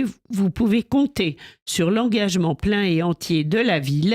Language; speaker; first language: French; native; French